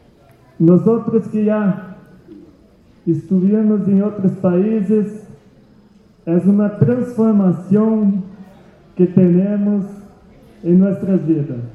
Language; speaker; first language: Spanish; non-native, fluent; Portuguese